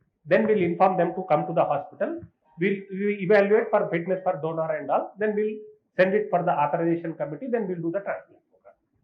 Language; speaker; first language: English; non-native, local second language; Telugu